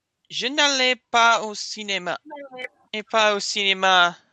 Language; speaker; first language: French; non-native, learner; English